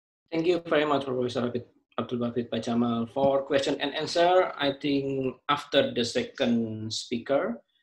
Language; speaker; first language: English; non-native, fluent; Indonesian